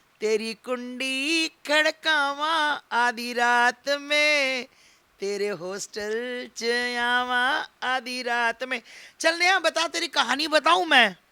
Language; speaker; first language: Hindi; native; Hindi